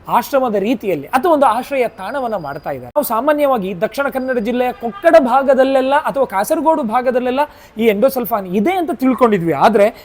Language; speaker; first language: Kannada; native; Kannada